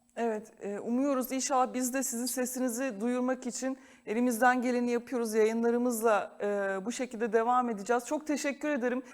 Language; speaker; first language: Turkish; native; Turkish